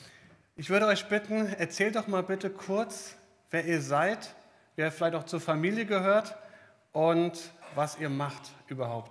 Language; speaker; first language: German; native; German